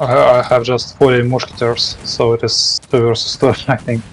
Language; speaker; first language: English; non-native, learner; Russian